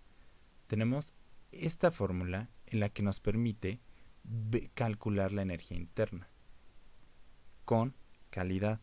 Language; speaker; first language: Spanish; native; Spanish